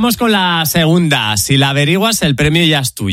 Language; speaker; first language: Spanish; native; Spanish